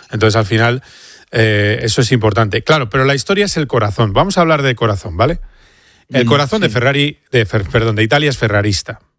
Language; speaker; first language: Spanish; native; Spanish